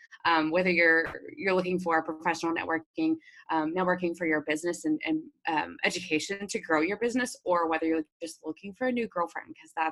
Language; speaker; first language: English; native; English